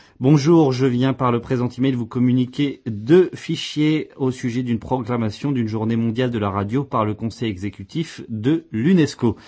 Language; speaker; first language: French; native; French